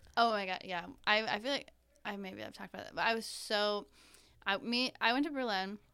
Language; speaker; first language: English; native; English